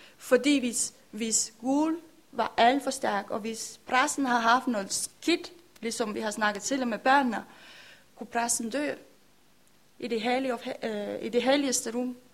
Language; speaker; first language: Danish; non-native, learner; Romanian